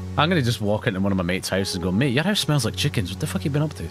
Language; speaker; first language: English; native; English